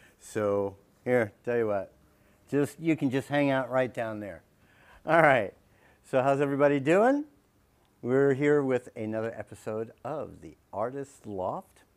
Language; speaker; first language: English; native; English